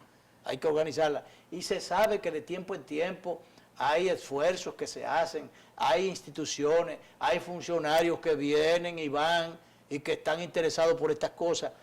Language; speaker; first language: Spanish; native; Spanish